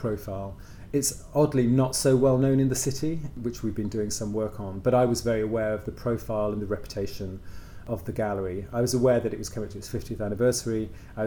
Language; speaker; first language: English; native; English